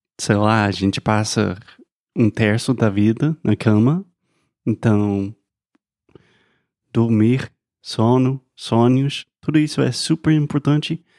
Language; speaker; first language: Portuguese; non-native, fluent; English